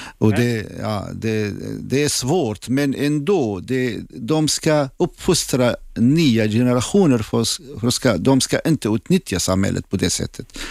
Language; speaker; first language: Swedish; non-native, fluent; Assyrian Neo-Aramaic